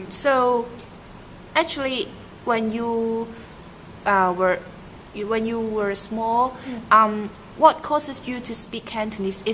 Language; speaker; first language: English; non-native, learner; Cantonese